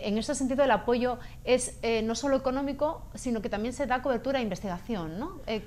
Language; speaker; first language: Spanish; native; Spanish